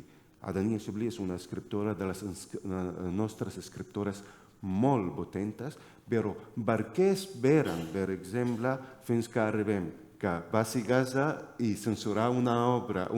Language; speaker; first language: Catalan; non-native, fluent; Arabic